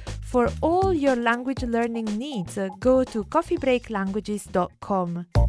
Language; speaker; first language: English; non-native, fluent; Italian